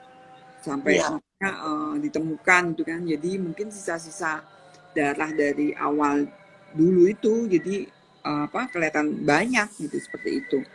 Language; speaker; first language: Indonesian; native; Indonesian